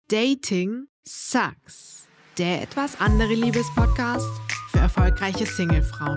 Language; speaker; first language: German; native; German